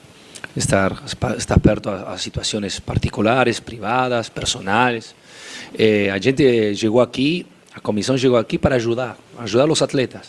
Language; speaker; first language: Portuguese; non-native, fluent; Spanish